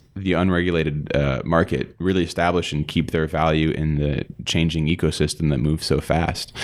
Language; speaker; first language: English; native; English